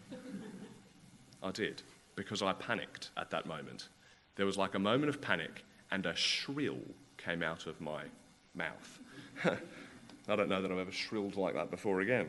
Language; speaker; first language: English; native; English